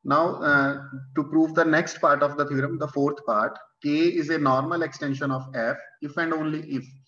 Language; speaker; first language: English; non-native, local second language; Punjabi